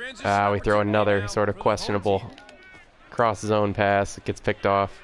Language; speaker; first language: English; native; English